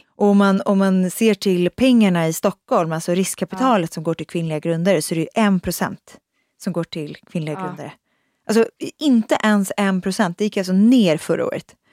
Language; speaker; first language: Swedish; native; Swedish